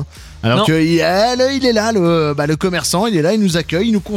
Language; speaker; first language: French; native; French